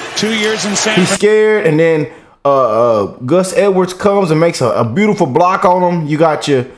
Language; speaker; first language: English; native; English